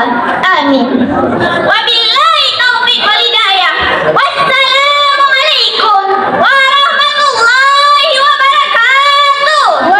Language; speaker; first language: Arabic; non-native, learner; Indonesian